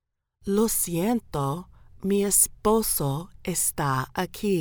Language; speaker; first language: Spanish; non-native, learner; English